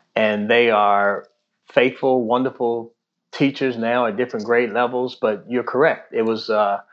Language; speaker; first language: English; native; English